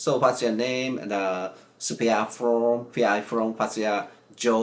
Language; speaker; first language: English; non-native, learner; Japanese